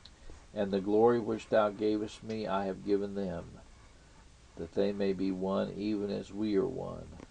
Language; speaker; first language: English; native; English